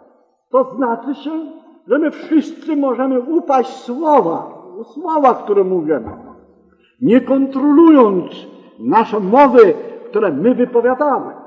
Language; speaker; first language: Polish; native; Polish